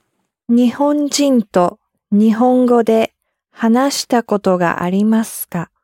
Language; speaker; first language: Japanese; non-native, learner; English